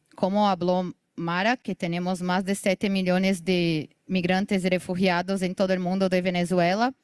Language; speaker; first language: Spanish; non-native, learner; Portuguese